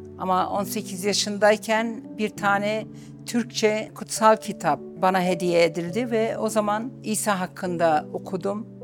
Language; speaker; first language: Turkish; non-native, local second language; Arabic